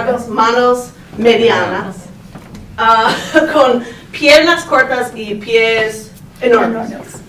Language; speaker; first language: Spanish; non-native, fluent; English